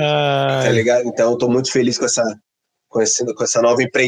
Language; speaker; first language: Portuguese; native; Portuguese